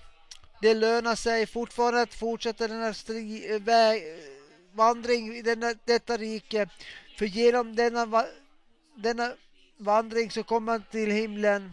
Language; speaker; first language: Swedish; non-native, local second language; Finnish